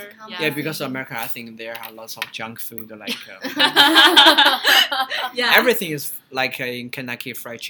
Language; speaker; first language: English; non-native, learner; Chinese